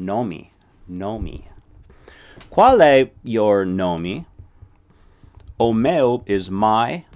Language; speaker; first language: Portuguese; non-native, fluent; English